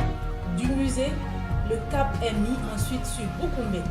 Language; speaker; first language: French; native; French